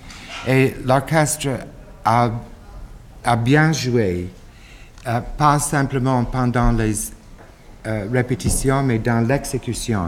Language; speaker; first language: French; non-native, fluent; English